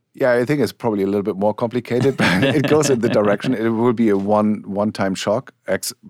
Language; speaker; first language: English; non-native, fluent; German